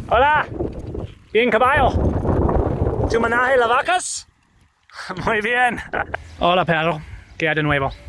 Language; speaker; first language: Spanish; non-native, learner; English